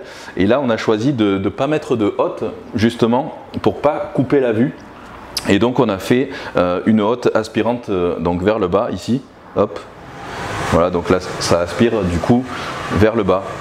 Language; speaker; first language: French; native; French